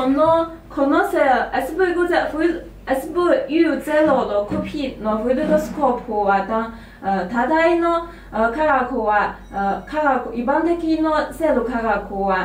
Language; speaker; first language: Japanese; non-native, learner; Chinese